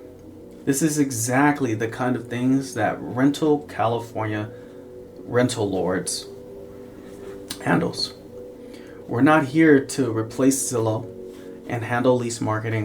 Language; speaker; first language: English; native; English